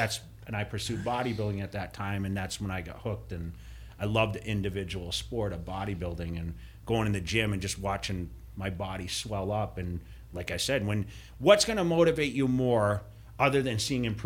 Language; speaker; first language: English; native; English